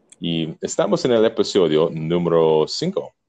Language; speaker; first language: Spanish; non-native, learner; English